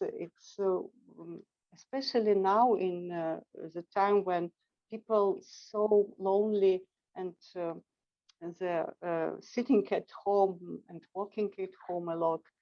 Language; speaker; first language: English; non-native, fluent; Russian